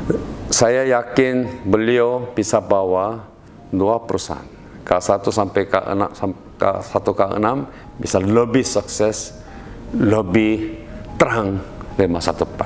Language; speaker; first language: Indonesian; non-native, learner; Korean